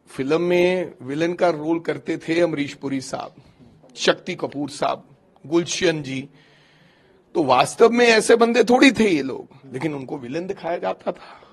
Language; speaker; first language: Hindi; non-native, local second language; Punjabi